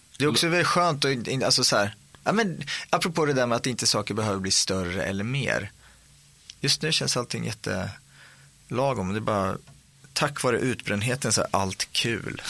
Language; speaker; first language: Swedish; native; Swedish